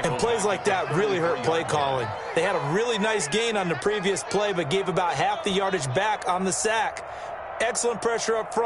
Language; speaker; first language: English; native; English